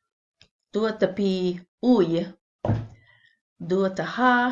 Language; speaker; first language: Albanian; non-native, learner; English